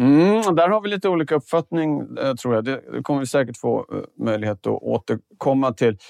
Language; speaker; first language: Swedish; native; Swedish